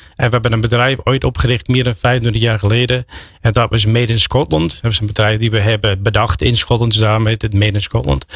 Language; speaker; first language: Dutch; non-native, fluent; English